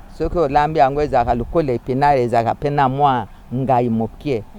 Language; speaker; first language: Lingala; non-native, local second language; Kituba (Democratic Republic of Congo)